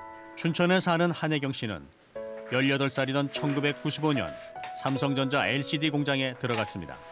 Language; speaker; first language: Korean; native; Korean